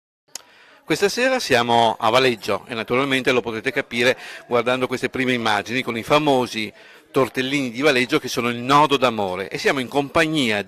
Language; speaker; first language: Italian; native; Italian